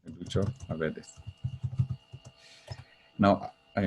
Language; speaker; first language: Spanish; non-native, fluent; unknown